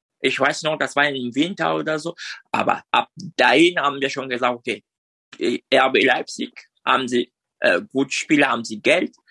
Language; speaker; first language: German; non-native, fluent; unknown